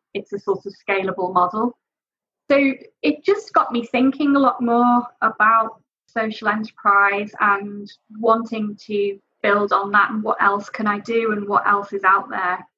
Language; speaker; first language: English; native; English